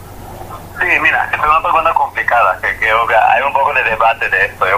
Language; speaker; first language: Spanish; non-native, fluent; Hebrew